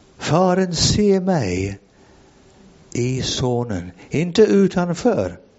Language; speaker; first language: Swedish; non-native, fluent; English